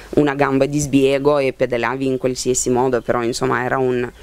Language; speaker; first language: Italian; non-native, fluent; Lithuanian